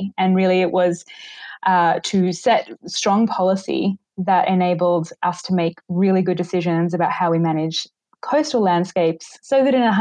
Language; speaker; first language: English; native; English